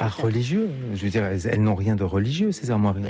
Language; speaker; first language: French; native; French